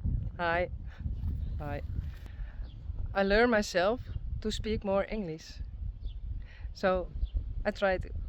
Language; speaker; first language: English; non-native, learner; Western Frisian